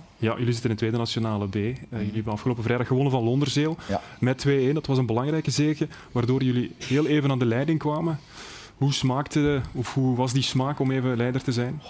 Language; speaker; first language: Dutch; native; Dutch